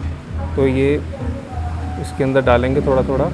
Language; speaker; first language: Hindi; native; Hindi